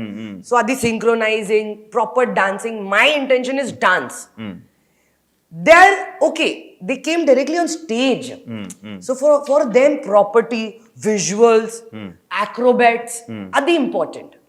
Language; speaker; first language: Telugu; non-native, local second language; Hindi